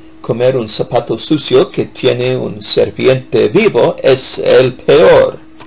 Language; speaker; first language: Spanish; non-native, fluent; English